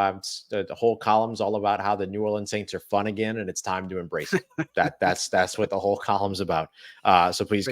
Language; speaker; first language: English; native; English